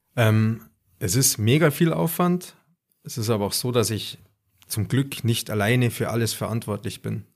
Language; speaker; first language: German; native; German